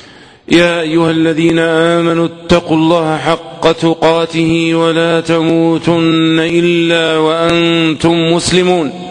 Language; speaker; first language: Arabic; native; Arabic